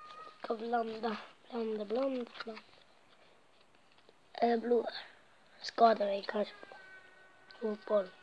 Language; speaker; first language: Swedish; non-native, local second language; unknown